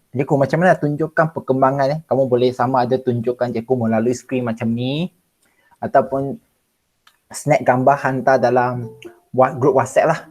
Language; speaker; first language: Malay; non-native, local second language; Chinese